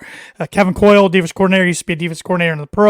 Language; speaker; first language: English; native; English